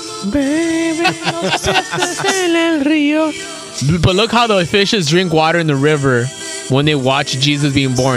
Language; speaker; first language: English; native; English